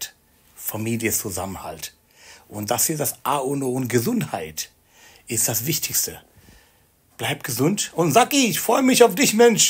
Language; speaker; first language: German; non-native, fluent; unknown